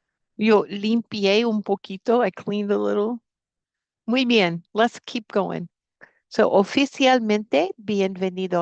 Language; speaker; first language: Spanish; non-native, fluent; English